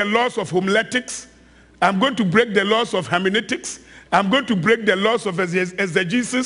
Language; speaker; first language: English; non-native, local second language; Akan